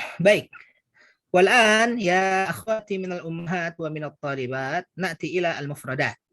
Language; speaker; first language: Arabic; non-native, fluent; Indonesian